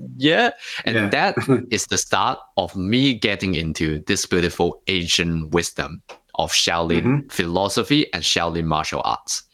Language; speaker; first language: English; non-native, local second language; Cantonese